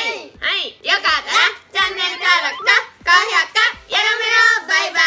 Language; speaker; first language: Japanese; native; Japanese